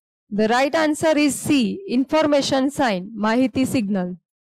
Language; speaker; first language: English; non-native, local second language; Gujarati